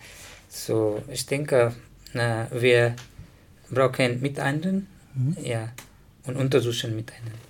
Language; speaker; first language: German; non-native, learner; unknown